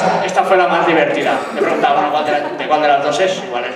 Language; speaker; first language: Spanish; native; Spanish